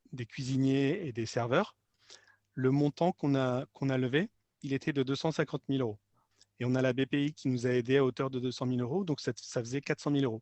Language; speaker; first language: French; native; French